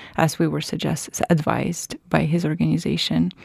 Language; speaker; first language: English; non-native, fluent; Russian